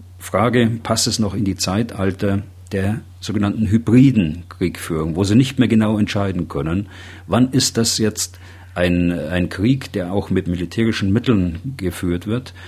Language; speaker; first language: German; native; German